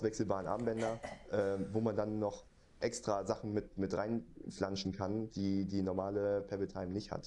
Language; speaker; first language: German; native; German